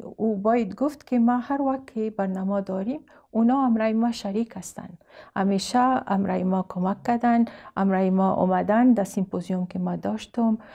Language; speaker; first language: Persian; non-native, learner; Arabic